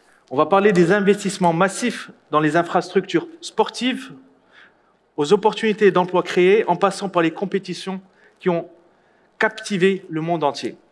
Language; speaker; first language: French; non-native, local second language; Arabic